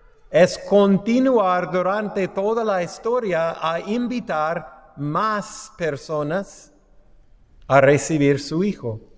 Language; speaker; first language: Spanish; non-native, fluent; English